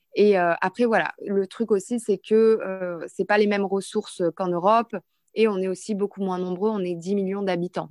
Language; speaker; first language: French; native; French